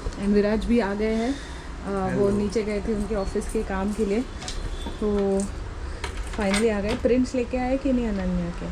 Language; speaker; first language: Hindi; non-native, local second language; Tulu